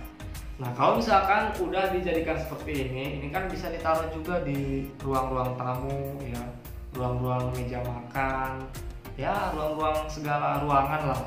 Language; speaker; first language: Indonesian; native; Indonesian